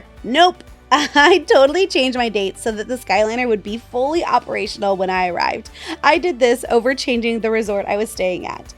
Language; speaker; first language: English; native; English